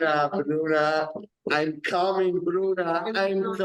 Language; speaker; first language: English; non-native, learner; Italian